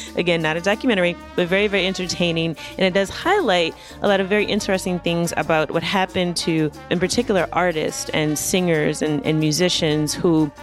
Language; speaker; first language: English; native; English